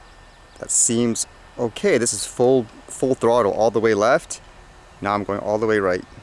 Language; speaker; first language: English; native; English